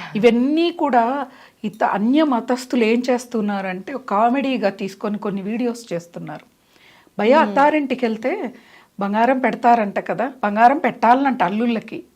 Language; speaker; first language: Telugu; native; Telugu